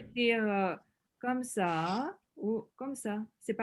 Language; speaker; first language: French; non-native, fluent; Korean